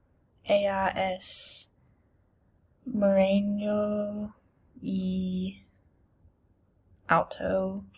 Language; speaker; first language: Spanish; non-native, learner; English